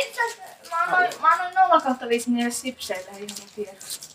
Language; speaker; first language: Finnish; non-native, learner; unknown